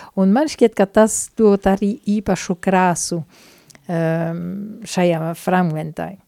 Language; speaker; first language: Latvian; non-native, fluent; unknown